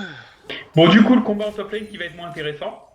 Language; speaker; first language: French; native; French